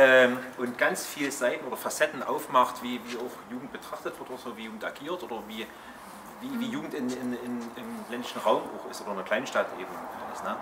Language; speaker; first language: German; native; German